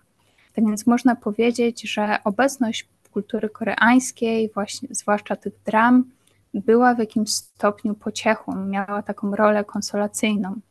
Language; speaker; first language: Polish; native; Polish